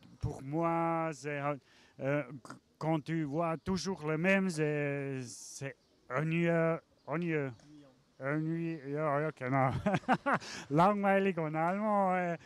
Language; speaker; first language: French; non-native, learner; German